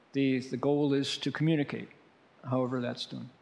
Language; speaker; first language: English; native; English